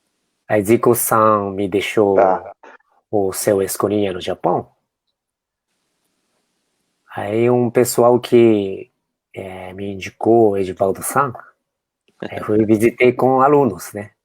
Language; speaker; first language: Portuguese; non-native, fluent; Japanese